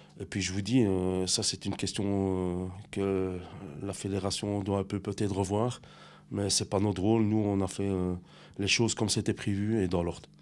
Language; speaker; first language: French; native; French